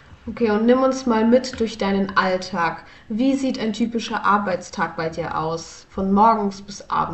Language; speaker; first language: German; native; German